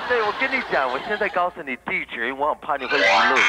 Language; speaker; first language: Chinese; non-native, learner; English